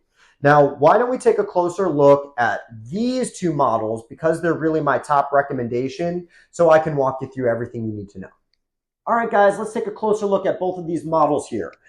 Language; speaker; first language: English; native; English